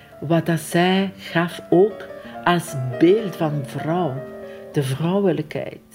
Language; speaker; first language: Dutch; non-native, fluent; French